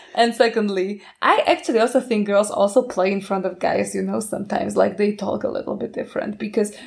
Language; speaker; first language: English; non-native, fluent; Slovak